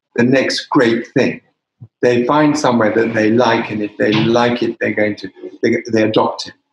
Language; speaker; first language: English; native; English